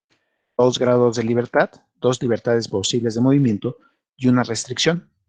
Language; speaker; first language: Spanish; native; Spanish